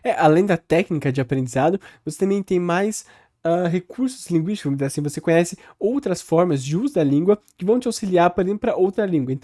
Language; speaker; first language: Portuguese; native; Portuguese